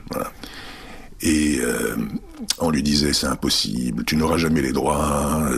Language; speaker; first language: French; early bilingual, other home language; Czech